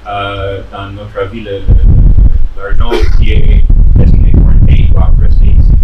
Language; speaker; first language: French; non-native, fluent; English